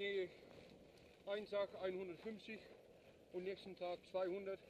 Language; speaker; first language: German; non-native, learner; Dutch